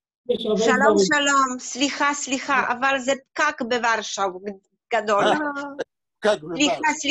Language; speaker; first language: Hebrew; non-native, learner; Polish